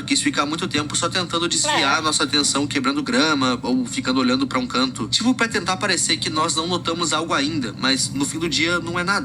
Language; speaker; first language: Portuguese; native; Portuguese